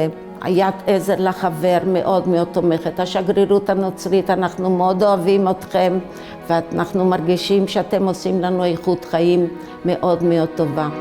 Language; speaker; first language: Hebrew; early bilingual, other home language; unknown